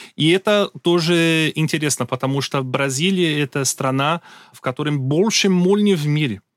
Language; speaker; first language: Russian; non-native, learner; Portuguese